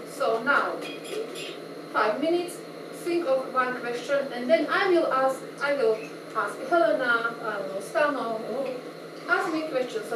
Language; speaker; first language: English; non-native, fluent; Slovak